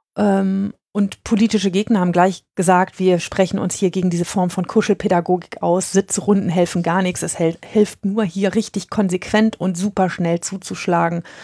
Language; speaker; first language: German; native; German